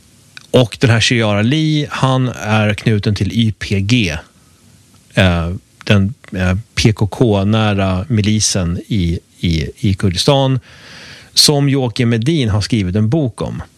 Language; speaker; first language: Swedish; native; Swedish